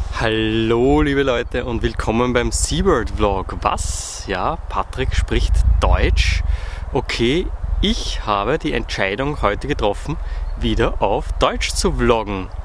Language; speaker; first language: German; native; German